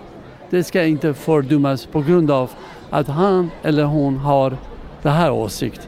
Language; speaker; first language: Swedish; non-native, learner; Persian